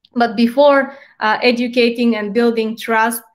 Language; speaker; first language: English; non-native, fluent; Bulgarian